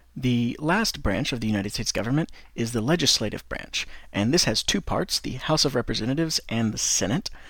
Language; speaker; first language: English; native; English